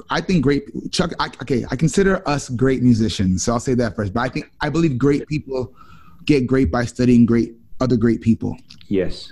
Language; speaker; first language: English; native; English